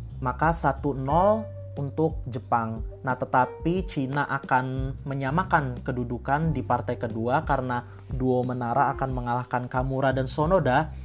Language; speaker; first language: Indonesian; native; Indonesian